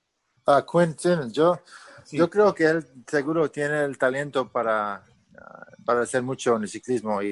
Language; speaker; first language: Spanish; early bilingual, heritage; Spanish